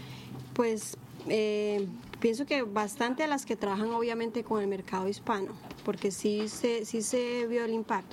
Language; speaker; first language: Spanish; native; Spanish